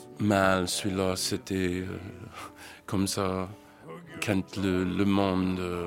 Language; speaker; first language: French; non-native, fluent; English